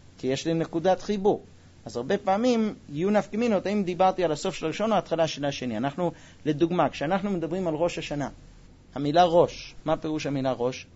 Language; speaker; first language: Hebrew; non-native, fluent; English